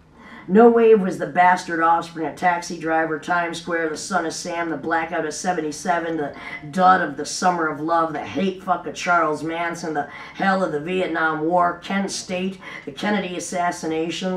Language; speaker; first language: English; native; English